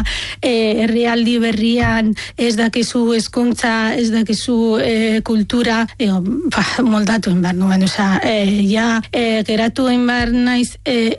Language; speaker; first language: Basque; non-native, fluent; Arabic